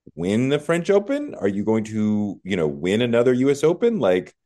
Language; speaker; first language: English; native; English